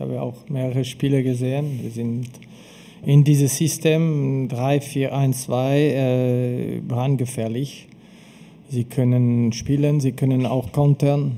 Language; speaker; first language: German; non-native, local second language; French